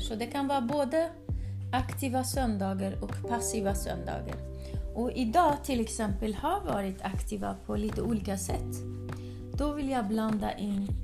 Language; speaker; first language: Swedish; early bilingual, other home language; Kurdish